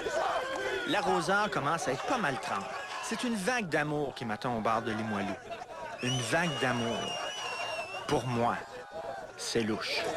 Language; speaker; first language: French; native; French